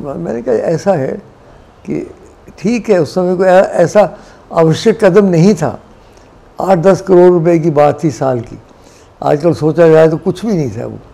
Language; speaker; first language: Hindi; non-native, local second language; Dogri